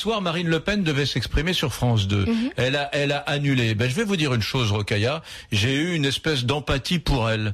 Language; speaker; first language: French; native; French